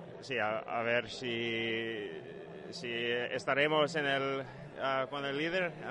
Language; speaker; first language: Spanish; non-native, learner; English